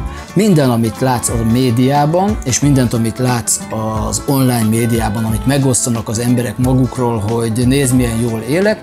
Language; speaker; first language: Hungarian; native; Hungarian